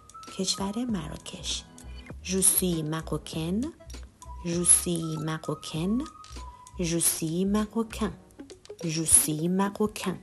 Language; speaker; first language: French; non-native, fluent; Persian